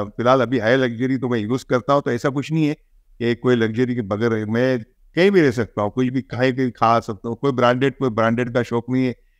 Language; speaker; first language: Hindi; native; Hindi